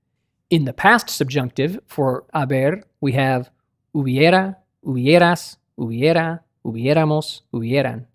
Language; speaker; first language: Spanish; non-native, learner; English